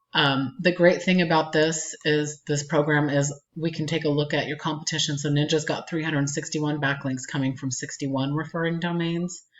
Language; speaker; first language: English; native; English